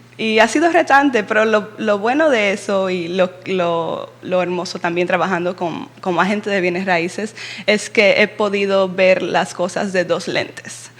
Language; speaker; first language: Spanish; early bilingual, heritage; Spanish